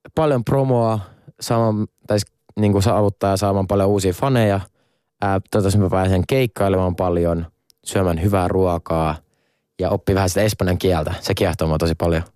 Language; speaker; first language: Finnish; non-native, local second language; Swedish